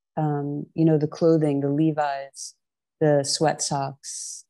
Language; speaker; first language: English; native; English